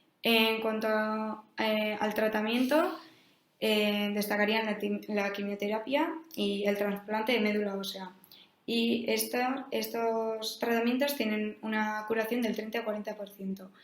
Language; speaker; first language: Spanish; native; Spanish